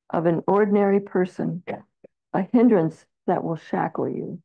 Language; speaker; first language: English; native; English